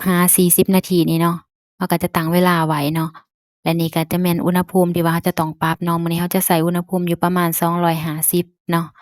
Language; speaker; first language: Thai; non-native, local second language; Lao